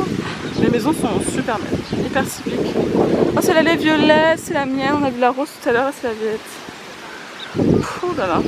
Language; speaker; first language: French; native; French